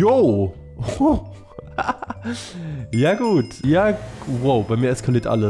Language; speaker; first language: German; native; German